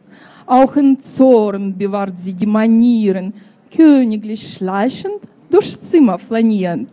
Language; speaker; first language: German; non-native, fluent; Russian